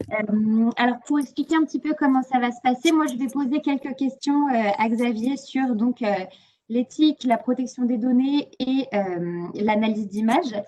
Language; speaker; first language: French; native; French